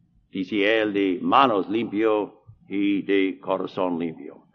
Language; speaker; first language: Spanish; non-native, learner; English